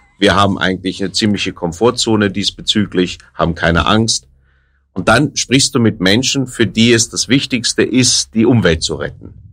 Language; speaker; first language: German; native; German